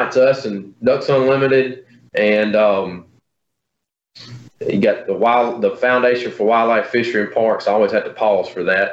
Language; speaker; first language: English; native; English